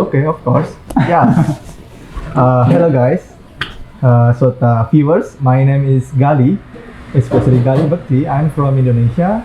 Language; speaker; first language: English; non-native, learner; Indonesian